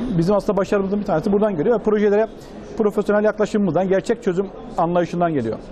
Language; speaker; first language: Turkish; native; Turkish